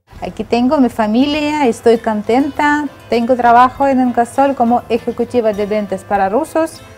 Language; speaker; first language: Spanish; non-native, learner; Russian